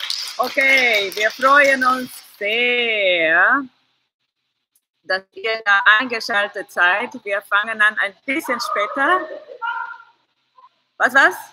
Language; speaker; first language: German; non-native, fluent; Spanish